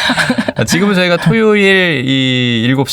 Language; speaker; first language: Korean; native; Korean